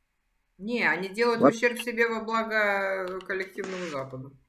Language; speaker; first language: Russian; native; Russian